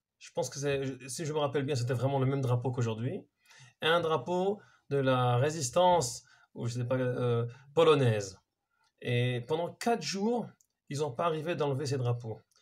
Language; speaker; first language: French; non-native, fluent; Hebrew